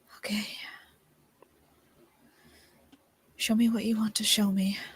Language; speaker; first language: English; native; English